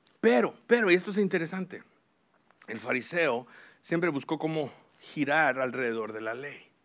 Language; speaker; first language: Spanish; early bilingual, heritage; Spanish